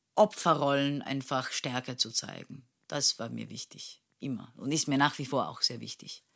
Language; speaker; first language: German; non-native, fluent; Turkish